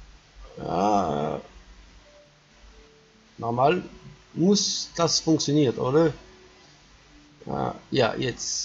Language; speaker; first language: German; non-native, fluent; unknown